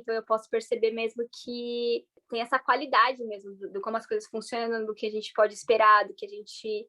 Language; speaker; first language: Portuguese; native; Portuguese